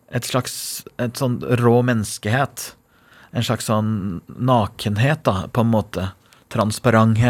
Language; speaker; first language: Norwegian; non-native, fluent; Persian